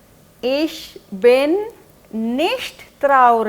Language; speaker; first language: German; non-native, fluent; Hindi